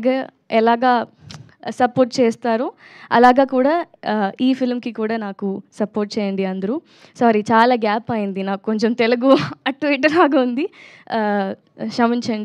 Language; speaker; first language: Telugu; non-native, learner; Tamil